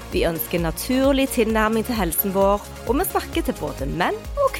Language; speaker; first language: Norwegian; native; Norwegian